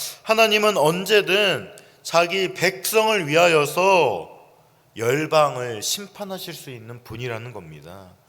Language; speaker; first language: Korean; native; Korean